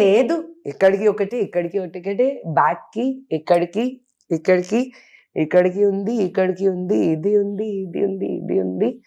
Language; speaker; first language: Telugu; non-native, fluent; Hindi